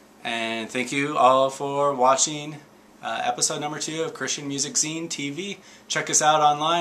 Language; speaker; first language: English; native; English